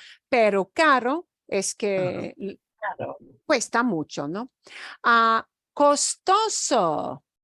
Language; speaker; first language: Spanish; non-native, fluent; English